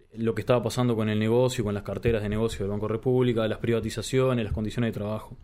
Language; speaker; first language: Spanish; native; Spanish